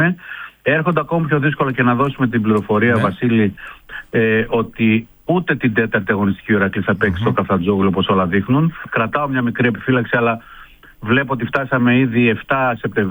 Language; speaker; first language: Greek; native; Greek